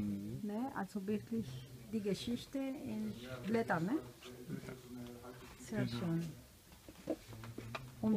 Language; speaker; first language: German; non-native, fluent; Spanish